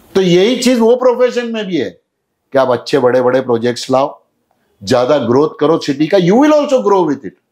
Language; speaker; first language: Hindi; non-native, local second language; Urdu